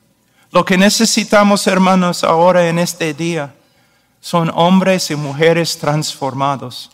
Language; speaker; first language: Spanish; non-native, fluent; English